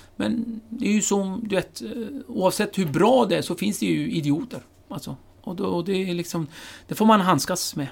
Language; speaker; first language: Swedish; early bilingual, other home language; Kurdish